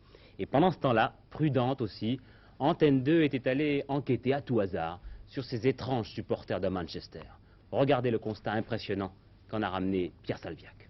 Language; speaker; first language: French; native; French